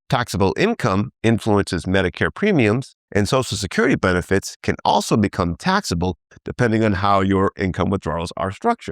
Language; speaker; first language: English; native; English